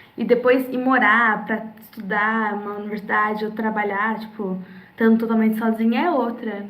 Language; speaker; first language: Portuguese; native; Portuguese